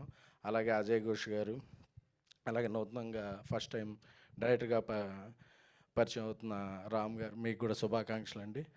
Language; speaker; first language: Telugu; native; Telugu